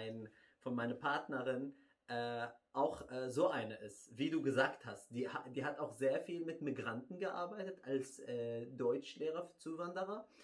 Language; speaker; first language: German; non-native, fluent; Arabic